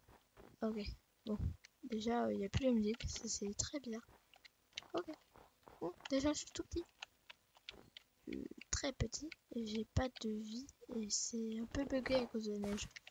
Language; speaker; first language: French; native; French